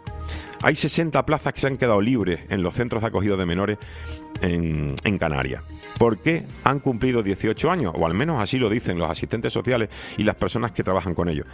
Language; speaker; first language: Spanish; native; Spanish